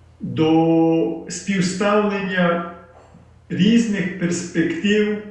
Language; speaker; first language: Ukrainian; early bilingual, heritage; Ukrainian